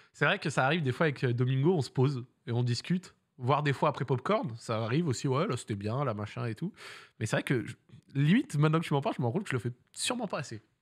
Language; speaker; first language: French; native; French